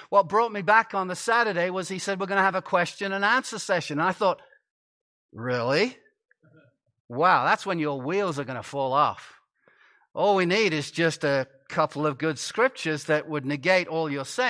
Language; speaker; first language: English; native; English